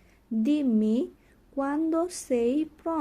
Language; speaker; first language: Italian; non-native, learner; Bangla